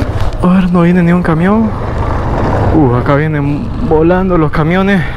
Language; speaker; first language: Spanish; native; Spanish